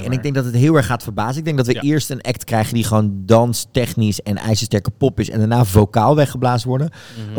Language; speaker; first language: Dutch; native; Dutch